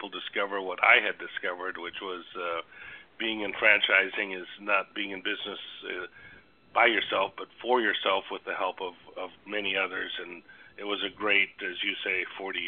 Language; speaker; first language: English; native; English